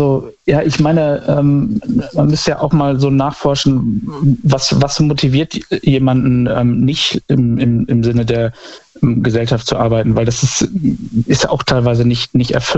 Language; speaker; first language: German; native; German